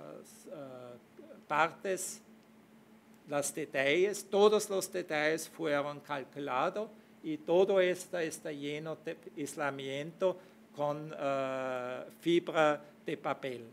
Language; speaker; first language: Spanish; non-native, fluent; German